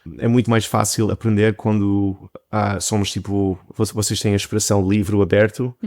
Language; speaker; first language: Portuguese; non-native, fluent; English